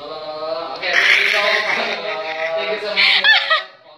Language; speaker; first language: English; non-native, learner; Indonesian